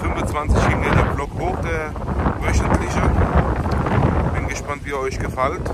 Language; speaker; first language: German; native; German